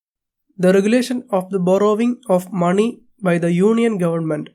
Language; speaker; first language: English; non-native, local second language; Malayalam